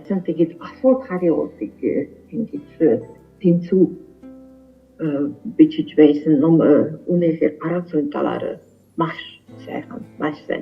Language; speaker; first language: Mongolian; non-native, fluent; Hungarian